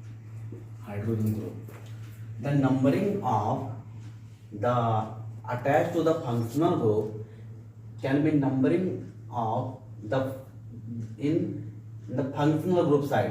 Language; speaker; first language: English; non-native, local second language; Hindi